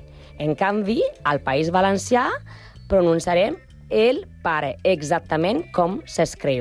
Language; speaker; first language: Catalan; non-native, learner; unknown